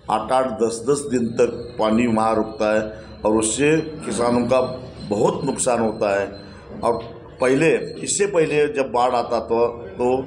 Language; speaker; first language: Hindi; non-native, local second language; Marathi